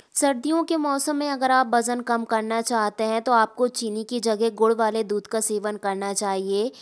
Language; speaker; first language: Hindi; native; Hindi